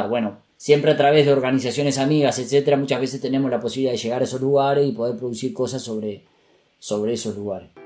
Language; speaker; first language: Spanish; native; Spanish